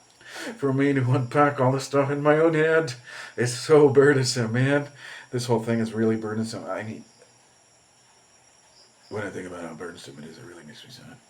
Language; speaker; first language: English; native; English